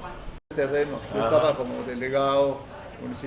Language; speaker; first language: Spanish; native; Spanish